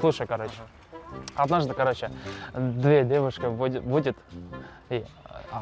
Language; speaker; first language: Russian; non-native, local second language; Kazakh